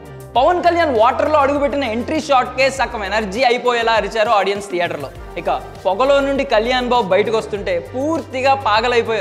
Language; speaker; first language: Telugu; native; Telugu